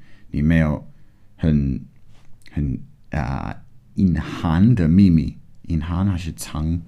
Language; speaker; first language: Chinese; non-native, fluent; English